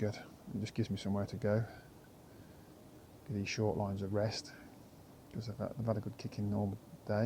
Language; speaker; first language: English; native; English